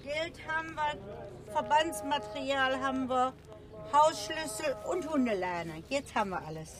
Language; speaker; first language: German; native; German